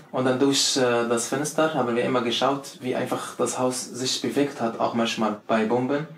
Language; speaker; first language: German; non-native, fluent; Arabic